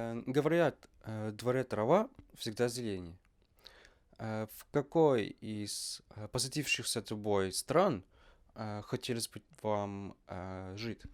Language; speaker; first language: Russian; non-native, learner; Dutch